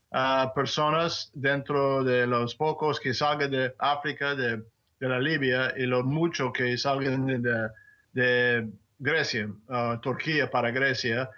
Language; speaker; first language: Spanish; non-native, fluent; English